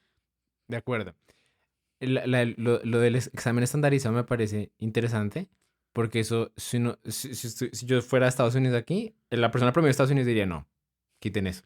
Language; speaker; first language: Spanish; native; Spanish